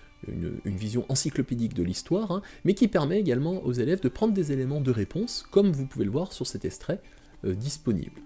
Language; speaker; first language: French; native; French